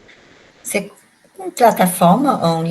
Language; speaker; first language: French; non-native, learner; Portuguese